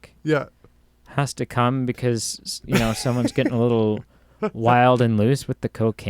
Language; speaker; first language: English; native; English